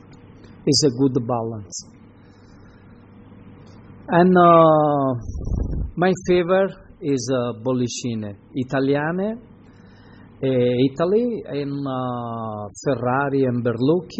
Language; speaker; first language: English; non-native, learner; Italian